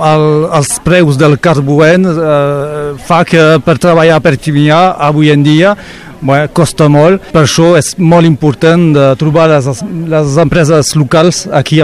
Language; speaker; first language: Catalan; non-native, local second language; French